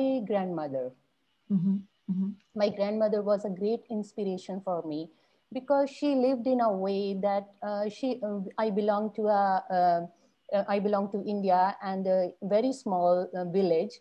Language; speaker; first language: English; non-native, local second language; Punjabi